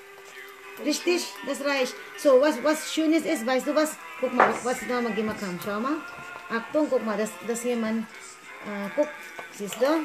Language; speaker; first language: German; non-native, learner; Cebuano